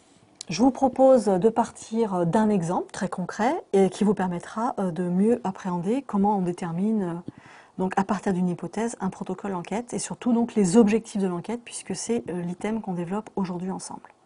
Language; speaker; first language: French; native; French